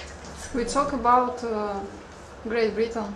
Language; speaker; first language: English; non-native, learner; Russian